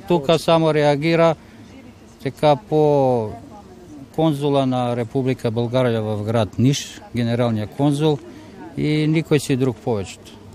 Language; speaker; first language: Bulgarian; native; Bulgarian